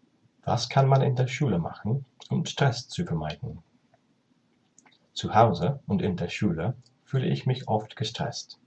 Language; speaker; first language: German; non-native, learner; English